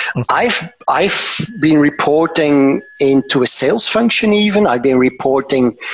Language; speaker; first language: English; non-native, fluent; Dutch